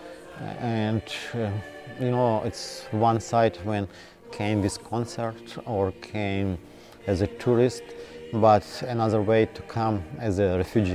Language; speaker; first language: English; non-native, learner; Ukrainian